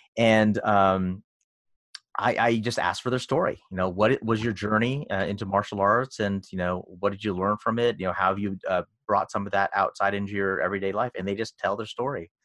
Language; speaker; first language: English; early bilingual, other home language; Filipino